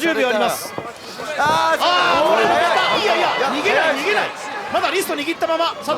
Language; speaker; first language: Japanese; native; Japanese